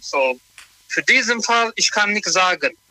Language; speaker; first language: German; non-native, learner; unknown